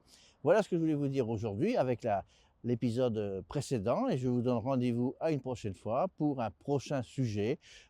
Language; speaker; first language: French; native; French